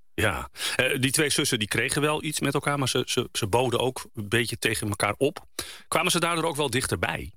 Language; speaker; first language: Dutch; native; Dutch